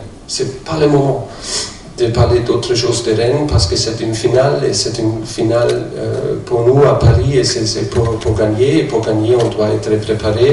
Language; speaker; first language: French; non-native, fluent; German